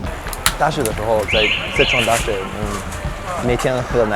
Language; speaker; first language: Chinese; non-native, learner; English